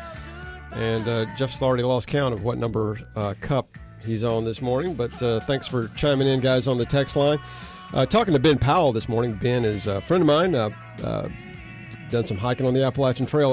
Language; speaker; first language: English; native; English